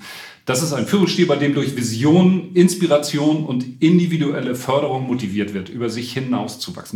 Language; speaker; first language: German; native; German